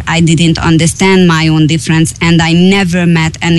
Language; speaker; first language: English; non-native, fluent; Hungarian